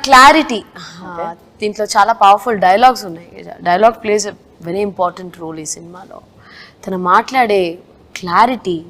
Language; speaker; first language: Telugu; non-native, fluent; Tamil